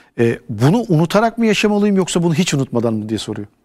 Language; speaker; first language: Turkish; native; Turkish